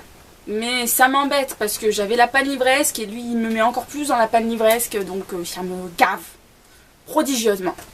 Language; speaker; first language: French; native; French